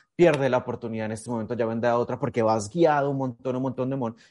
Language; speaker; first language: Spanish; native; Spanish